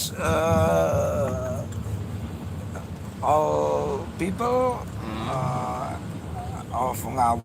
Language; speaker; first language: English; non-native, learner; Indonesian